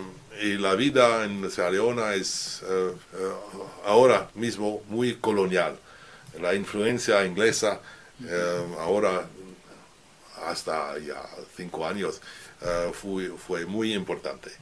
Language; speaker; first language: Spanish; non-native, learner; French